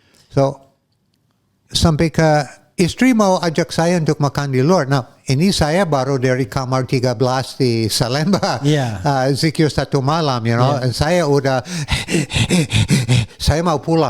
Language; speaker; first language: Indonesian; non-native, fluent; English